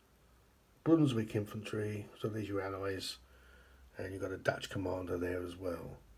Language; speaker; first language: English; native; English